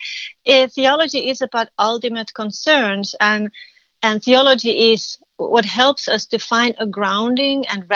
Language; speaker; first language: English; non-native, fluent; Finnish